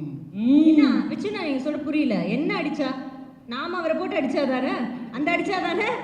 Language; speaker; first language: Tamil; native; Tamil